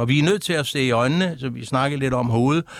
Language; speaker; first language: Danish; native; Danish